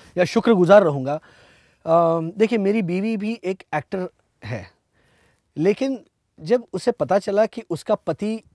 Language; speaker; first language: Hindi; non-native, local second language; Marathi